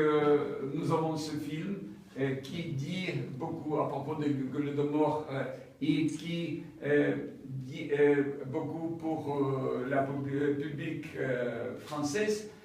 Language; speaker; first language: French; non-native, fluent; Ukrainian